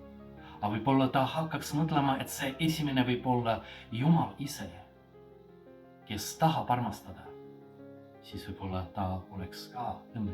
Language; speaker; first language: Estonian; non-native, fluent; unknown